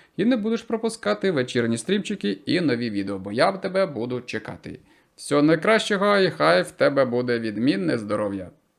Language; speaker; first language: Ukrainian; non-native, local second language; Russian